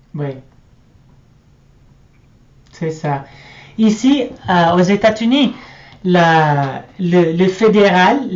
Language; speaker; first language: French; non-native, learner; English